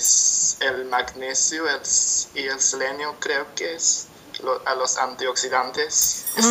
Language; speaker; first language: Spanish; non-native, learner; English